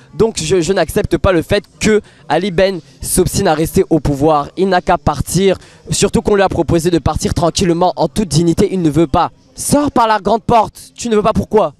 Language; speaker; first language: French; non-native, local second language; Arabic